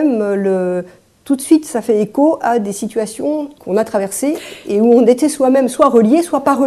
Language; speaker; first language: French; native; French